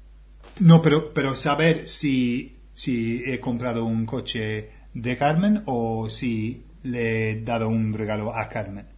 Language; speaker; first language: Spanish; non-native, fluent; English